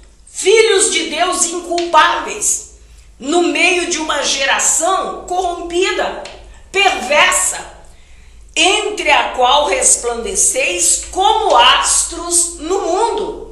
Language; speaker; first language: Portuguese; native; Portuguese